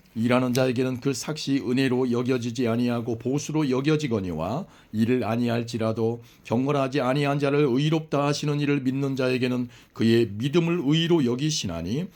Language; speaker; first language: Korean; native; Korean